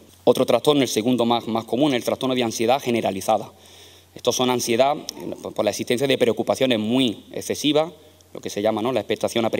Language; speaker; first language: Spanish; native; Spanish